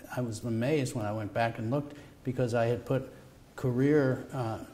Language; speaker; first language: English; native; English